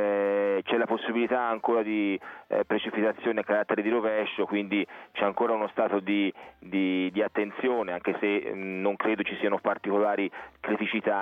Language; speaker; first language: Italian; native; Italian